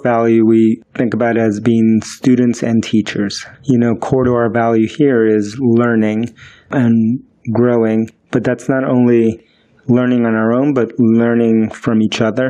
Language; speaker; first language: English; early bilingual, other home language; Spanish